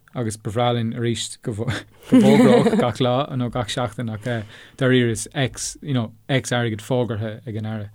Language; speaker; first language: Irish; non-native, local second language; English